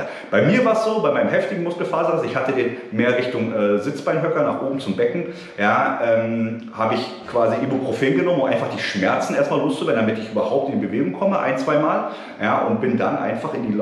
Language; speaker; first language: German; native; German